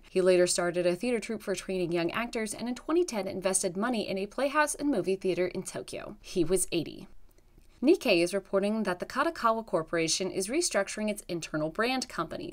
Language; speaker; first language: English; native; English